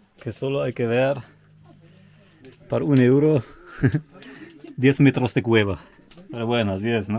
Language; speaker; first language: Spanish; non-native, fluent; German